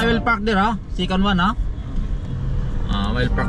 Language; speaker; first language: English; non-native, learner; Filipino